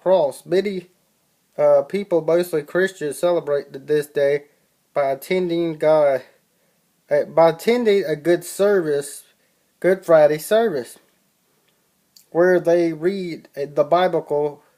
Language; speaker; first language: English; native; English